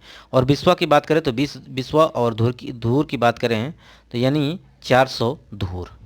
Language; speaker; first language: Hindi; native; Hindi